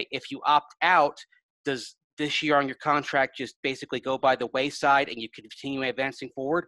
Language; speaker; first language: English; native; English